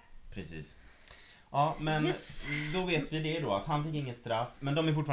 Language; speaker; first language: Swedish; native; Swedish